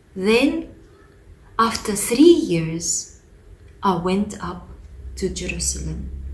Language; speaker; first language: English; non-native, fluent; Russian